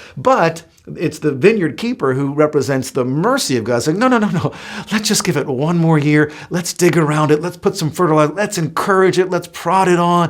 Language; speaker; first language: English; native; English